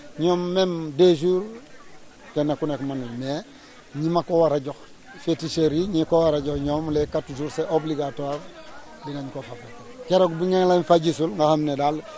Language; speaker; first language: Wolof; non-native, local second language; Jola-Fonyi